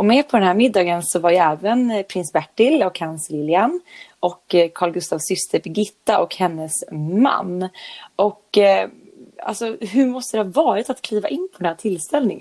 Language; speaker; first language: Swedish; native; Swedish